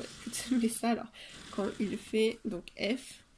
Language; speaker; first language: French; native; French